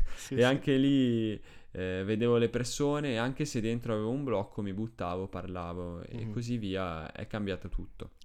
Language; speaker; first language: Italian; early bilingual, other home language; Spanish